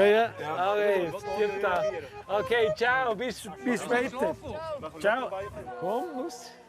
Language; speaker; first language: German; non-native, learner; English